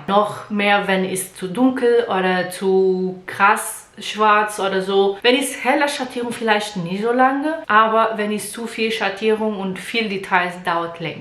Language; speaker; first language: German; non-native, learner; Portuguese